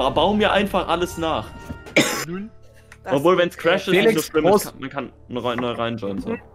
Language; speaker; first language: German; native; German